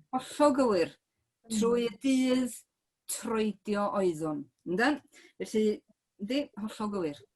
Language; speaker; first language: Welsh; native; Welsh